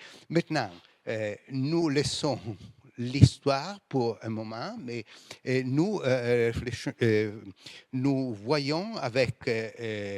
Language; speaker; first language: French; non-native, fluent; Italian